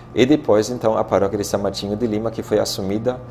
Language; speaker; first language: Portuguese; non-native, fluent; German